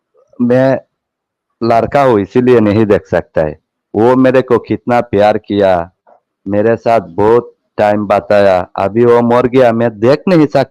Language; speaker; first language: Hindi; non-native, learner; Bangla